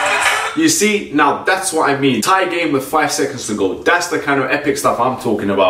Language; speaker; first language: English; native; English